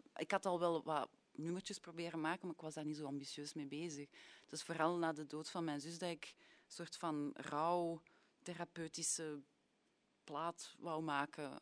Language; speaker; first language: Dutch; native; Dutch